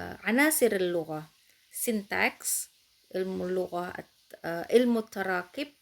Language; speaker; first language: Arabic; non-native, fluent; Indonesian